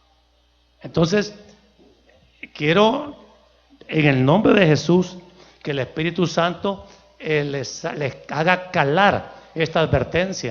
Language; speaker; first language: Spanish; native; Spanish